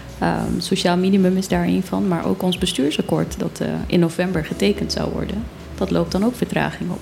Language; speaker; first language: Dutch; native; Dutch